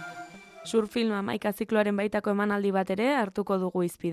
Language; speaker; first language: Basque; native; Basque